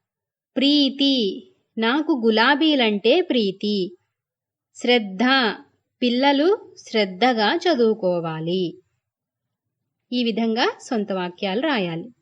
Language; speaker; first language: Telugu; native; Telugu